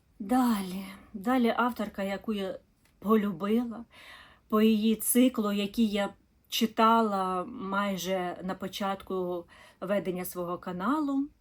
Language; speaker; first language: Ukrainian; non-native, local second language; Russian